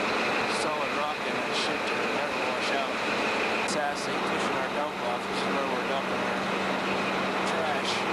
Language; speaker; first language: English; native; English